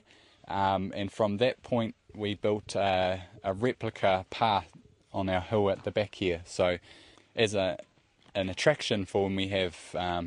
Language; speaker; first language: English; native; English